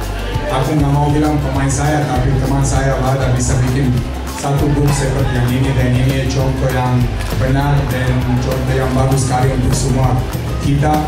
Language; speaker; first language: Indonesian; non-native, fluent; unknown